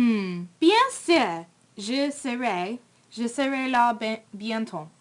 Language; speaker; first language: French; non-native, learner; English